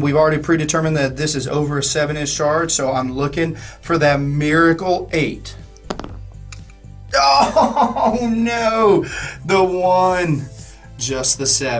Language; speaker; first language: English; native; English